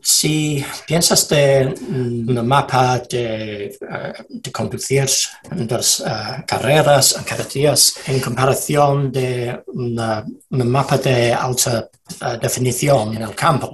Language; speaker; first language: Spanish; non-native, learner; English